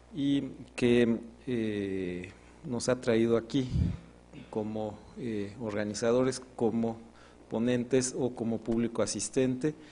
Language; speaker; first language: Spanish; native; Spanish